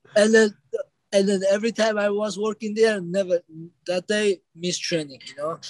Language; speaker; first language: English; non-native, learner; Georgian